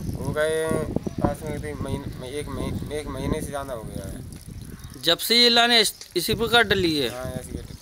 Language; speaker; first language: Hindi; native; Hindi